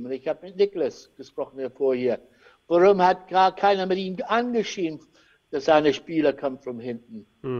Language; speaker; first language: German; non-native, learner; English